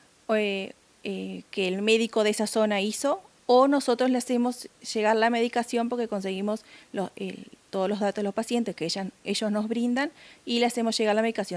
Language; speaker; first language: Spanish; native; Spanish